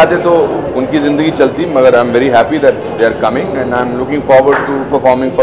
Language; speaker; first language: Hindi; native; Hindi